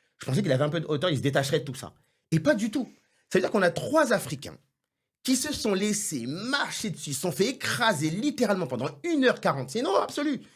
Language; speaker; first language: French; non-native, local second language; Haitian Creole